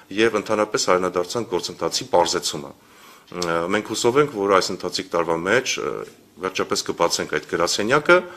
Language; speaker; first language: Armenian; native; Armenian